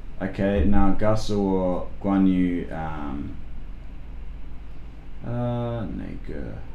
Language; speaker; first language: Chinese; non-native, fluent; English